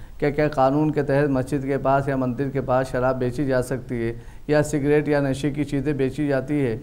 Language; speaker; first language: Hindi; native; Hindi